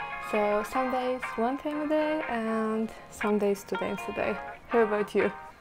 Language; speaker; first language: English; non-native, fluent; Polish